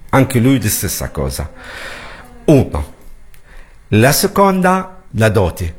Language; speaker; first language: Italian; non-native, learner; Arabic